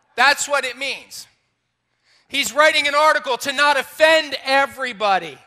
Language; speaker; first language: English; native; English